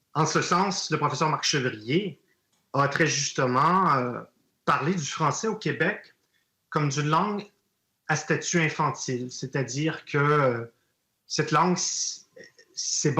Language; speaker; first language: French; native; French